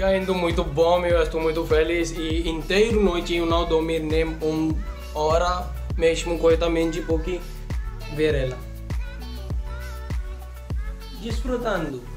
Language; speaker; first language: Portuguese; non-native, learner; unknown